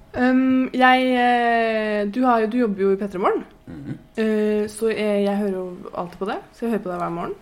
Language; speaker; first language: Norwegian; native; Norwegian